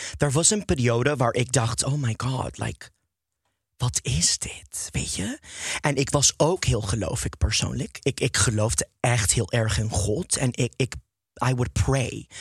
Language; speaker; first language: Dutch; non-native, fluent; English